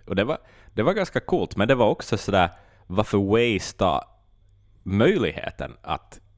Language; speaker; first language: Swedish; native; Swedish